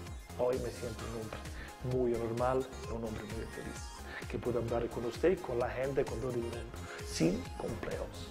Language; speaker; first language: Spanish; non-native, learner; Italian